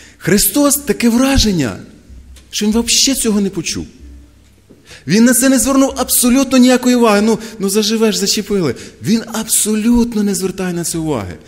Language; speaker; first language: Ukrainian; non-native, local second language; Russian